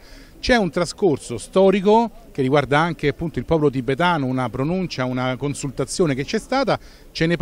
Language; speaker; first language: Italian; native; Italian